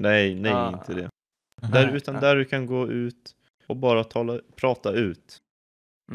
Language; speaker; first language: Swedish; native; Swedish